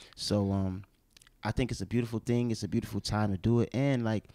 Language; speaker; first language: English; native; English